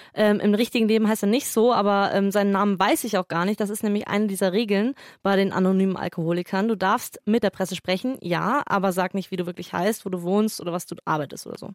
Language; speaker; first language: German; native; German